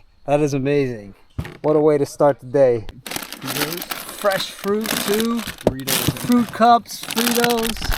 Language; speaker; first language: English; native; English